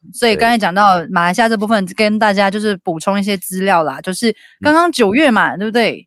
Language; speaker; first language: Chinese; native; Chinese